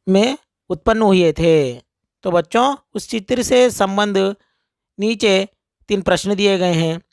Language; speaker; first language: Hindi; non-native, local second language; Telugu